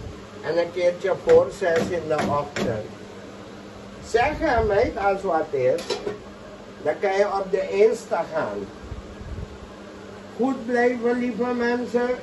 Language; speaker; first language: Dutch; non-native, local second language; Caribbean Hindustani